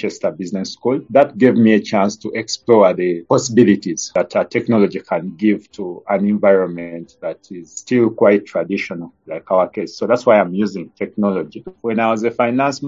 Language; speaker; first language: English; non-native, local second language; Ganda